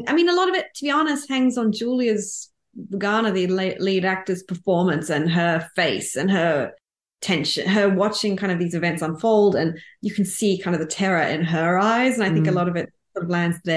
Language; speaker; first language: English; native; English